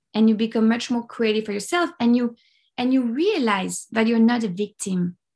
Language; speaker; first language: English; non-native, fluent; French